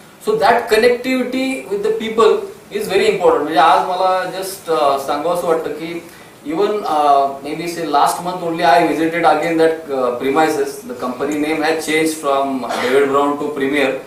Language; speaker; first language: English; non-native, local second language; Marathi